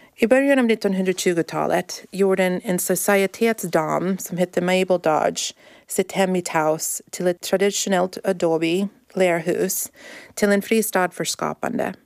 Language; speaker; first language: Swedish; early bilingual, heritage; English